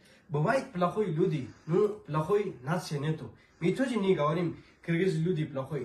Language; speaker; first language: Russian; non-native, learner; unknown